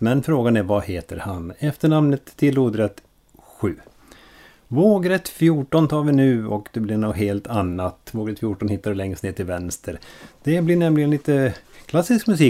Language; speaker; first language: Swedish; native; Swedish